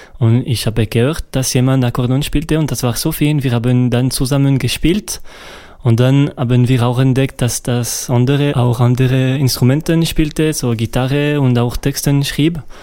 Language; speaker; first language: German; non-native, local second language; French